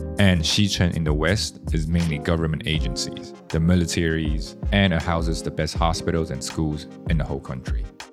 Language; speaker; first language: English; early bilingual, other home language; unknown